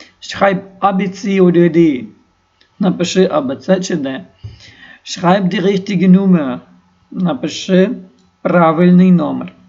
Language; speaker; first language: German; non-native, fluent; Ukrainian